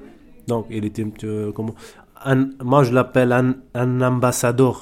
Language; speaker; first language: French; non-native, learner; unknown